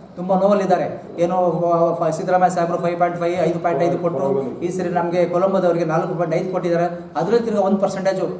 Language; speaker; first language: Kannada; non-native, local second language; Lambadi